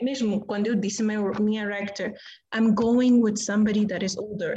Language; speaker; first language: English; non-native, fluent; Portuguese